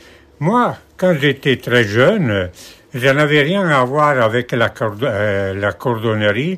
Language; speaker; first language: French; non-native, fluent; Italian